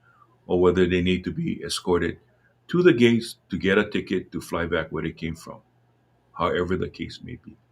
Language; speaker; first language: English; native; English